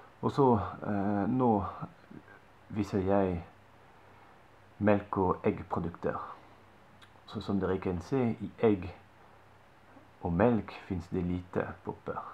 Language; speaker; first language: Norwegian; non-native, fluent; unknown